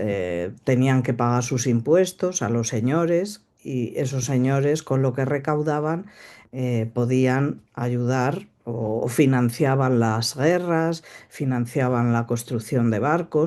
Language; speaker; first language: Spanish; native; Spanish